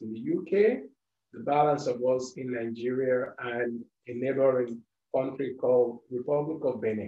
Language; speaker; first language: English; non-native, local second language; Yoruba